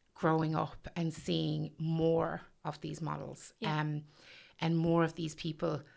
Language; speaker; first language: English; native; English